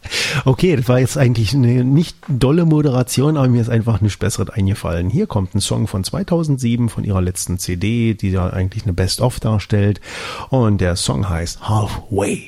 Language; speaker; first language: German; native; German